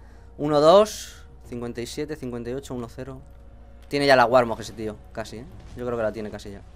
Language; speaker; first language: Spanish; native; Spanish